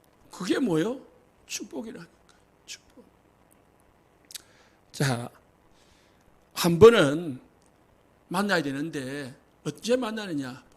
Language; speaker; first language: Korean; native; Korean